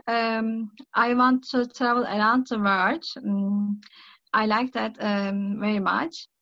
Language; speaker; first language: English; non-native, learner; Turkish